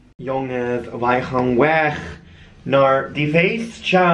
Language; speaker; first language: Dutch; non-native, learner; English